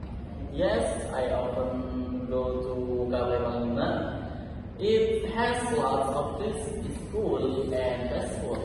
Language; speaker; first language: English; non-native, learner; Indonesian